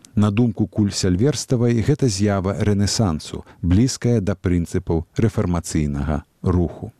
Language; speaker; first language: Belarusian; native; Belarusian